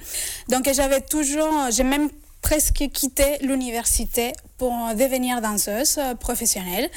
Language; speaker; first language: French; non-native, fluent; Spanish